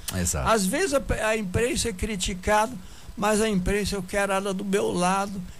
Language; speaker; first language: Portuguese; non-native, local second language; German